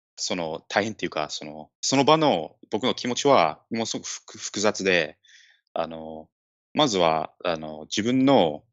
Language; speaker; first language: Japanese; non-native, fluent; English